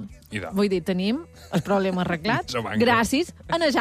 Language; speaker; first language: Catalan; native; Catalan